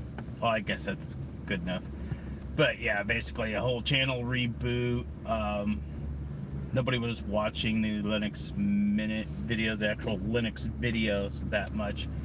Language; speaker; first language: English; native; English